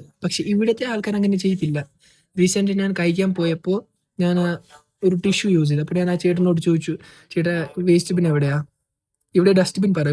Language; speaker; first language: Malayalam; non-native, fluent; Kashmiri